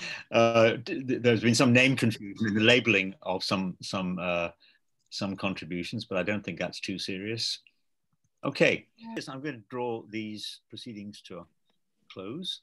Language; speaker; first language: English; native; English